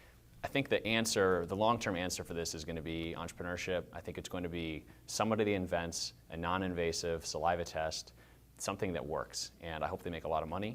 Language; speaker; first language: English; native; English